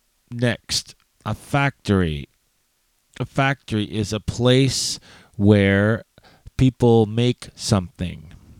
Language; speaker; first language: English; native; English